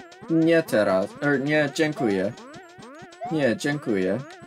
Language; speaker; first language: Polish; non-native, learner; English